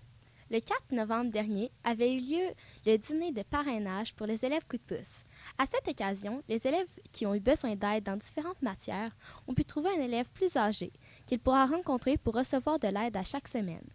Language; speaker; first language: French; native; French